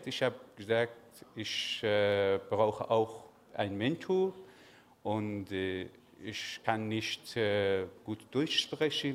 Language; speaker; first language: German; non-native, learner; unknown